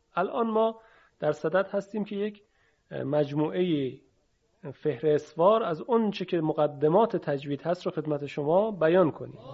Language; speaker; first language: Persian; native; Persian